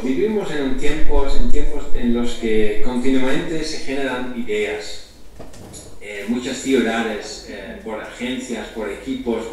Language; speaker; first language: Spanish; non-native, fluent; Dutch